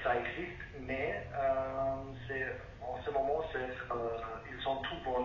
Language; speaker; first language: French; non-native, learner; German